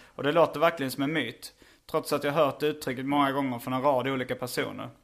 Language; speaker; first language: Swedish; native; Swedish